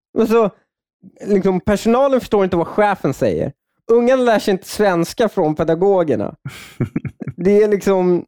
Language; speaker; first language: Swedish; native; Swedish